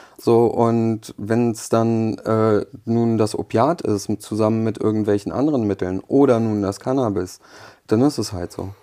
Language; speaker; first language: German; early bilingual, other home language; Polish